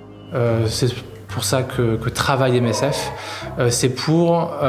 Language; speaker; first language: French; native; French